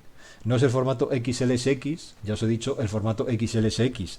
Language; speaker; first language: Spanish; native; Spanish